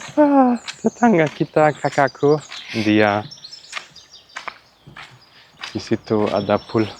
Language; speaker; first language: Indonesian; non-native, learner; German